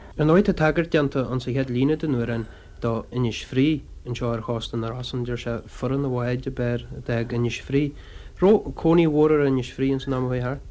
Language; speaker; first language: Irish; native; Irish